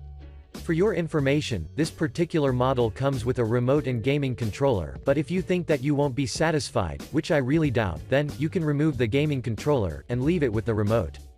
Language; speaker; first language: English; non-native, fluent; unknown